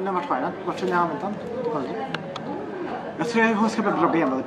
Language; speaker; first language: Swedish; early bilingual, other home language; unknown